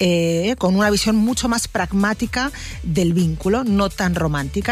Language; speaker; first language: Spanish; native; Spanish